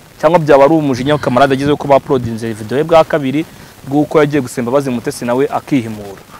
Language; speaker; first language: Kinyarwanda; native; Kinyarwanda